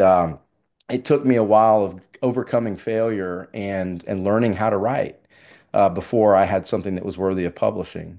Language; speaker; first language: English; native; English